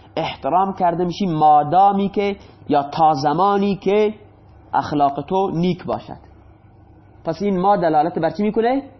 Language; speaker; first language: Persian; non-native, local second language; Baluchi